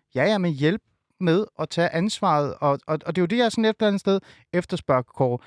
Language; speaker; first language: Danish; early bilingual, other home language; Persian